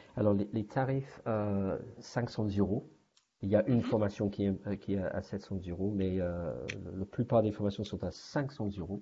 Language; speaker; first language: French; non-native, fluent; English